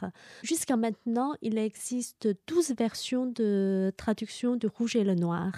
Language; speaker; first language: French; non-native, fluent; Chinese